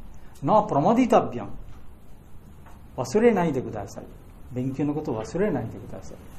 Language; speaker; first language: Japanese; non-native, fluent; Bangla